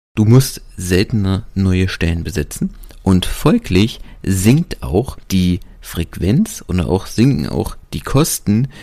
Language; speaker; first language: German; native; German